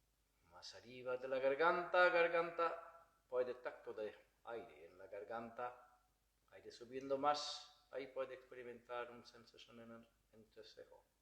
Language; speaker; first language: Spanish; non-native, learner; Bangla